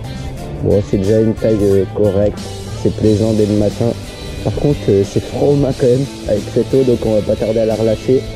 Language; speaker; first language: French; native; French